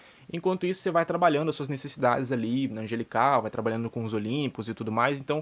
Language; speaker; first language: Portuguese; native; Portuguese